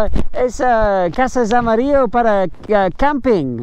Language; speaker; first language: Spanish; non-native, learner; English